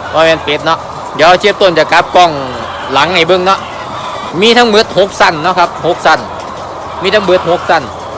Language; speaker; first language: Thai; native; Thai